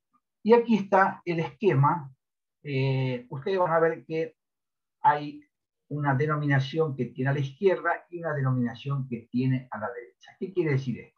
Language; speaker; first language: Spanish; native; Spanish